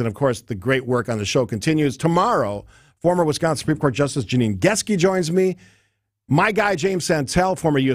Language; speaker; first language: English; native; English